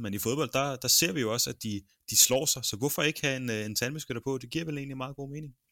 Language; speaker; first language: Danish; native; Danish